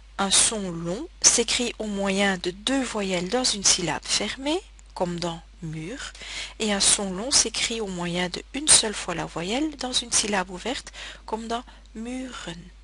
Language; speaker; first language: French; native; French